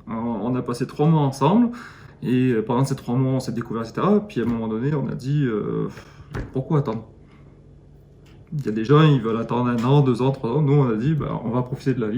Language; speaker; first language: French; native; French